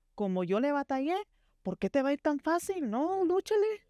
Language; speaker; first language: Spanish; early bilingual, heritage; Spanish